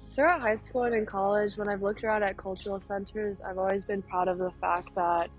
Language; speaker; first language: English; native; English